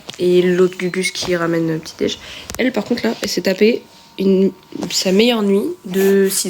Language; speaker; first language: French; native; French